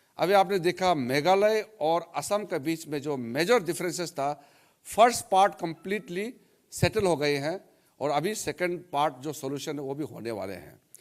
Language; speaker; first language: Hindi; non-native, local second language; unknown